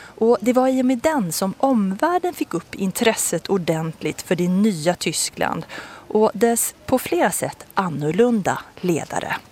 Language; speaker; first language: Swedish; native; Swedish